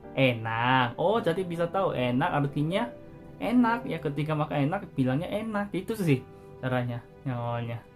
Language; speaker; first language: Indonesian; non-native, fluent; Korean